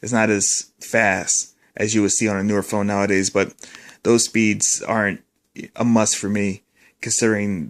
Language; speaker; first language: English; native; English